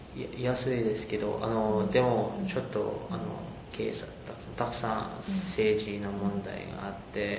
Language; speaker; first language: Japanese; non-native, learner; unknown